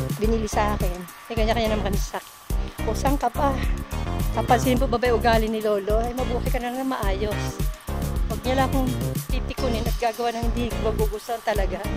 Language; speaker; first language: Filipino; native; Filipino